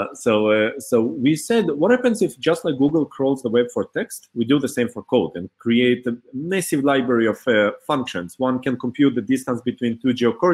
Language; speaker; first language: English; early bilingual, other home language; Hebrew